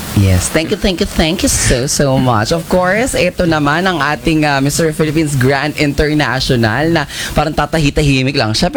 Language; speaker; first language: Filipino; native; Filipino